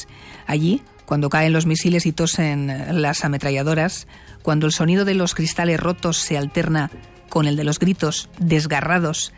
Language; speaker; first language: Spanish; native; Spanish